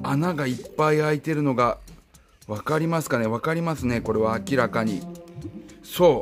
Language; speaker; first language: Japanese; native; Japanese